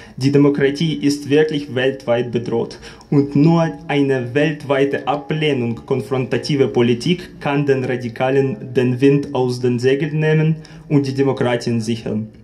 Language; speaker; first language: German; non-native, fluent; Ukrainian